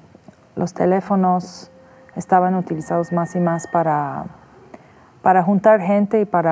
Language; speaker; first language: Spanish; non-native, fluent; Persian